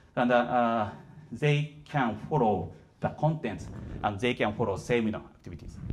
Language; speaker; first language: English; non-native, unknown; Japanese